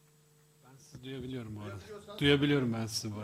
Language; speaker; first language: Turkish; native; Turkish